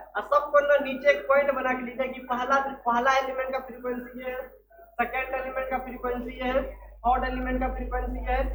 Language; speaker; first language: Hindi; native; Hindi